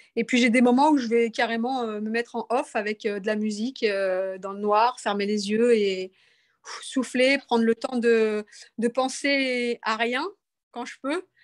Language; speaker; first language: French; native; French